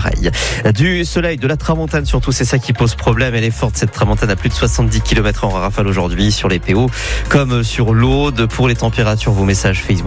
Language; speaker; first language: French; native; French